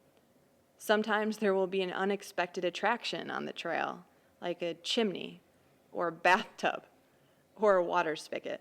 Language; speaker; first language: English; native; English